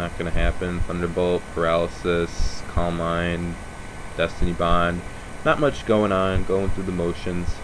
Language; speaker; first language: English; native; English